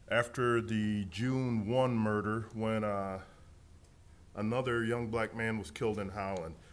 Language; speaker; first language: English; native; English